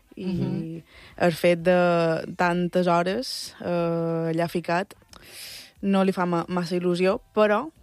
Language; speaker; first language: Catalan; early bilingual, other home language; Spanish